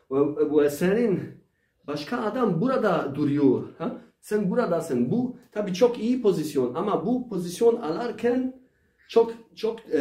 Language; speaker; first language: Turkish; non-native, learner; Arabic